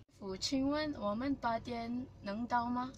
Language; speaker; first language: Chinese; non-native, learner; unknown